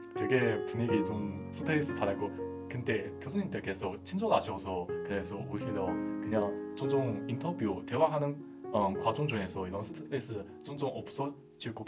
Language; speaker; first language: Korean; non-native, fluent; Chinese